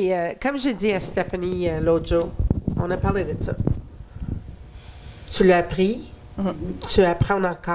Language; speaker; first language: French; native; French